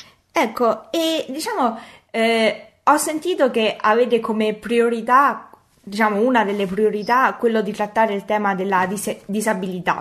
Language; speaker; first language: Italian; native; Italian